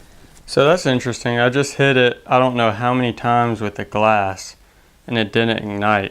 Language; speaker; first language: English; native; English